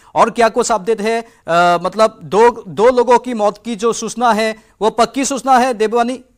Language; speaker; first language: Hindi; non-native, local second language; Assamese